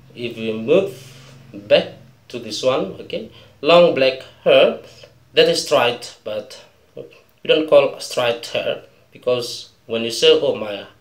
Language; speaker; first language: English; non-native, fluent; Indonesian